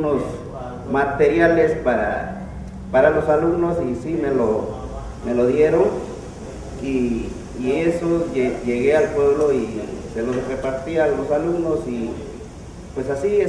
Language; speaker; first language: Spanish; non-native, local second language; Mixtepec Mixtec